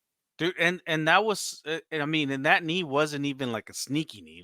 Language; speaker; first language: English; native; English